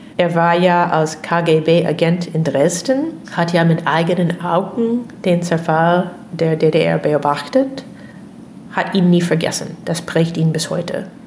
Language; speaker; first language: German; non-native, fluent; English